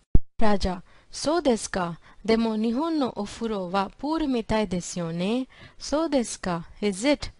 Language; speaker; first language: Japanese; non-native, fluent; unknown